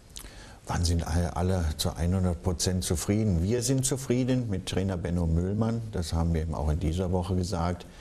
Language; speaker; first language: German; native; German